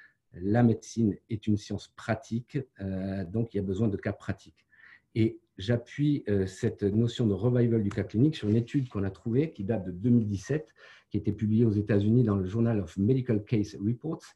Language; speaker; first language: French; native; French